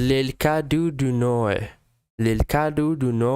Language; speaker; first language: French; non-native, learner; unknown